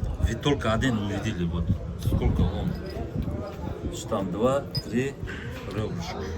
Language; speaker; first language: Russian; non-native, local second language; Uzbek